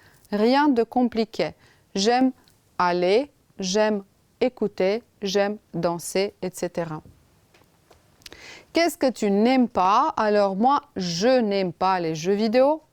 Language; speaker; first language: French; non-native, fluent; Romanian